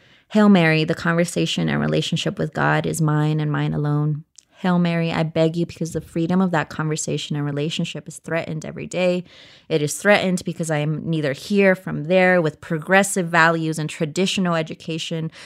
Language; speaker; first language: English; early bilingual, other home language; Spanish